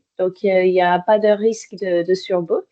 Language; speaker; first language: French; native; French